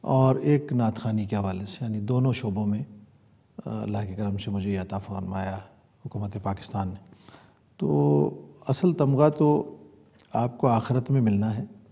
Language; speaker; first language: Urdu; native; Urdu